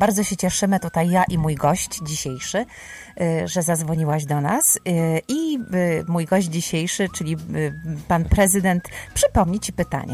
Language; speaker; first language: Polish; native; Polish